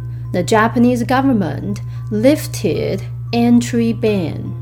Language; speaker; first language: English; non-native, fluent; Chinese